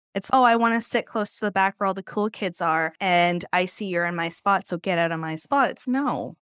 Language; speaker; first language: English; early bilingual, other home language; Norwegian